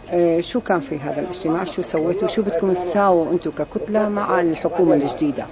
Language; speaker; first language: Arabic; native; Arabic